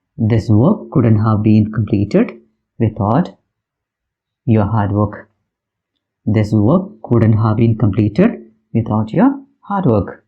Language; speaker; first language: English; non-native, local second language; Malayalam